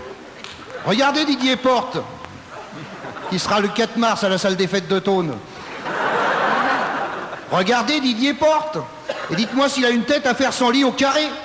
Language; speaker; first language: French; native; French